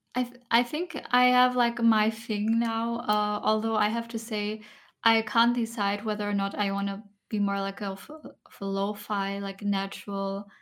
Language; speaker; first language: English; non-native, fluent; Turkish